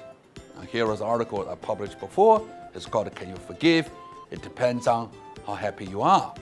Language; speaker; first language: English; non-native, fluent; Chinese